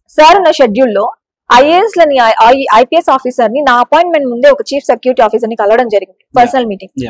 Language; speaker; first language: Telugu; native; Telugu